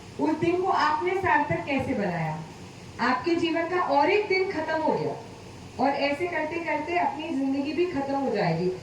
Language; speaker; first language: Hindi; non-native, local second language; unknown